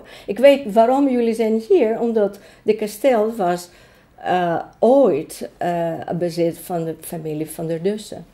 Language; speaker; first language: Dutch; non-native, fluent; Greek